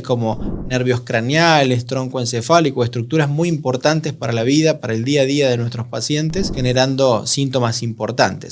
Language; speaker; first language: Spanish; native; Spanish